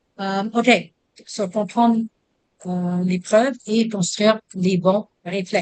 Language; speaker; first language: French; non-native, fluent; Hindi